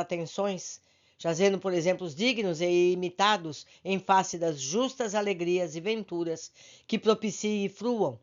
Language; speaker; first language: Portuguese; native; Portuguese